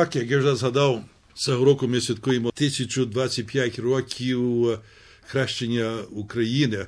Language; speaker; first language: Ukrainian; early bilingual, heritage; Ukrainian